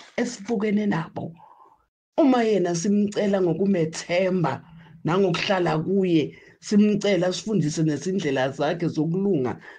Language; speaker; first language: Zulu; non-native, local second language; Swati